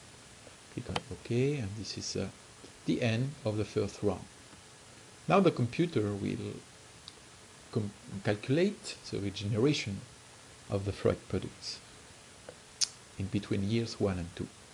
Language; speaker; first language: English; non-native, fluent; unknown